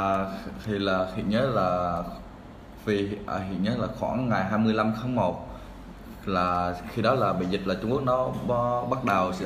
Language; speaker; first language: Vietnamese; native; Vietnamese